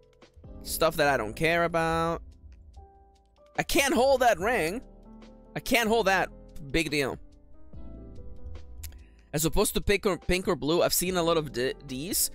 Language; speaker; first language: English; native; English